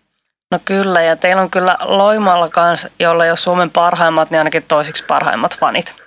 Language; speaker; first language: Finnish; native; Finnish